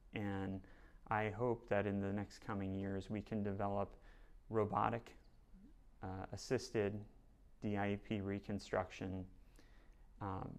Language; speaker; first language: English; native; English